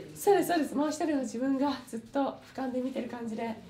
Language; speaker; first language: Japanese; native; Japanese